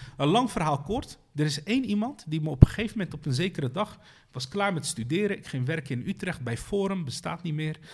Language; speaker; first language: Dutch; early bilingual, other home language; Arabic